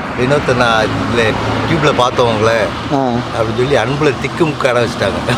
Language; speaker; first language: Tamil; non-native, local second language; Telugu